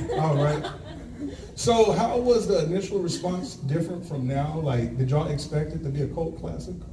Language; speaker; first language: English; native; English